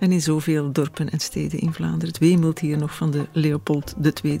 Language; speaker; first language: Dutch; native; Dutch